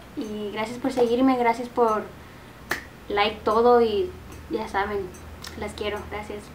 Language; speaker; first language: Spanish; early bilingual, heritage; Spanish